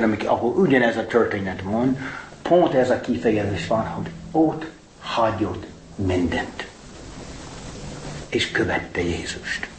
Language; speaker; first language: Hungarian; non-native, fluent; English